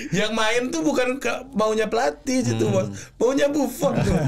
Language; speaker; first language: Indonesian; non-native, local second language; Minangkabau